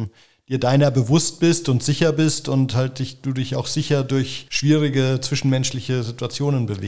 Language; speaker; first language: German; native; German